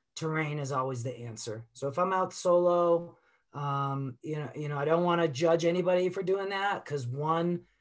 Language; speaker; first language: English; native; English